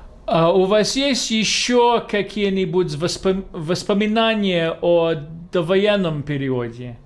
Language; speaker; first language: Russian; non-native, fluent; English